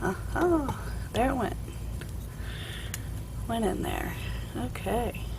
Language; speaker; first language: English; native; English